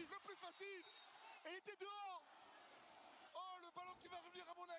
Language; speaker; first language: French; native; French